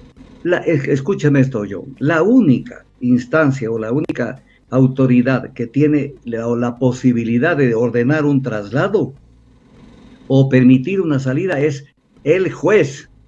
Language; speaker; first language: Spanish; native; Spanish